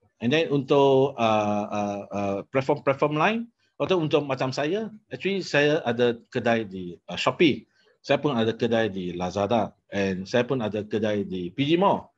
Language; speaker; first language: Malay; non-native, local second language; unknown